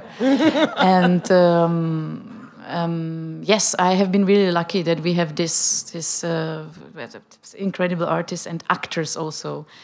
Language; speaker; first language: English; non-native, fluent; Czech